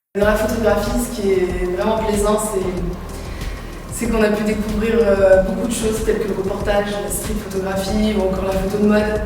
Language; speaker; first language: French; native; French